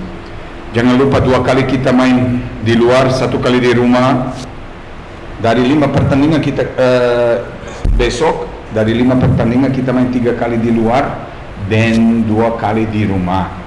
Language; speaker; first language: Indonesian; non-native, fluent; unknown